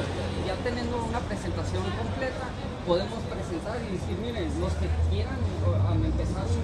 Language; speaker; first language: Spanish; early bilingual, heritage; Spanish